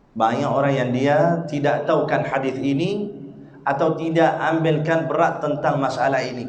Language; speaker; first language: Malay; non-native, fluent; Arabic